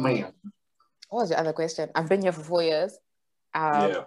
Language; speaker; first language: English; non-native, local second language; Shona